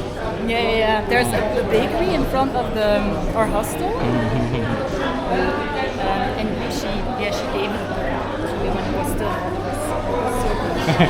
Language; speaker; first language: English; non-native, fluent; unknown